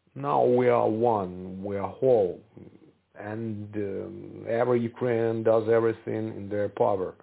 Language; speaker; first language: English; non-native, fluent; Ukrainian